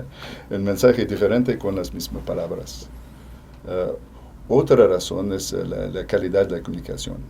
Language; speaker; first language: Spanish; non-native, fluent; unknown